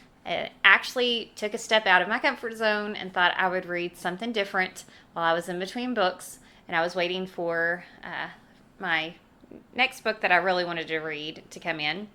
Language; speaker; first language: English; native; English